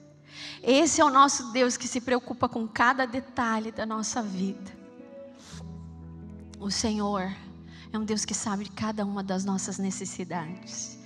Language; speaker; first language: Portuguese; native; Portuguese